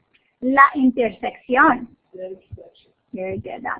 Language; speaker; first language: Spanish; non-native, fluent; English